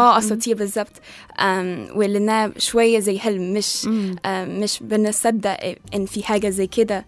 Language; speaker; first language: Arabic; non-native, learner; English